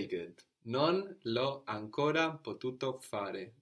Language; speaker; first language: Italian; non-native, fluent; English